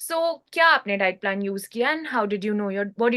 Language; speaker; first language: Hindi; native; Hindi